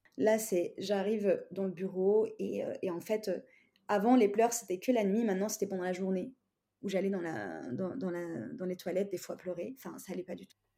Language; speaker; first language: French; non-native, local second language; Arabic